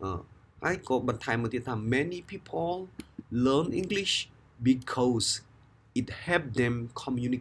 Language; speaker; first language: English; non-native, fluent; Khmer